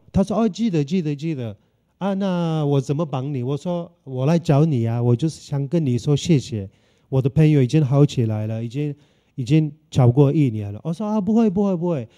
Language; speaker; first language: Chinese; non-native, fluent; Turkish